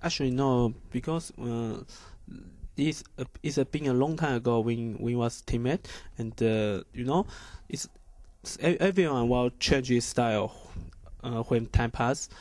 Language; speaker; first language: English; non-native, learner; Chinese